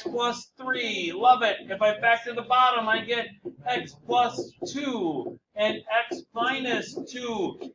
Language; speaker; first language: English; native; English